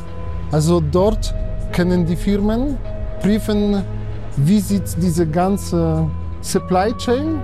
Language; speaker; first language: German; non-native, fluent; Polish